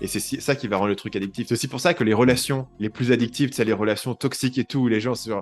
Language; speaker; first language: French; native; French